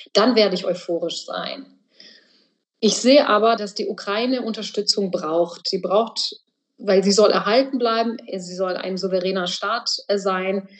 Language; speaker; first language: German; early bilingual, other home language; Bosnian